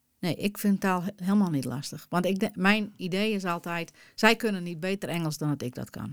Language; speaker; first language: Dutch; non-native, local second language; Western Frisian